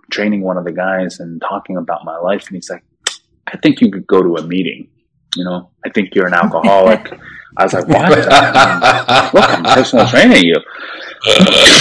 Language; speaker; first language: English; native; English